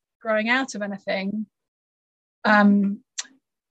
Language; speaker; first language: English; native; English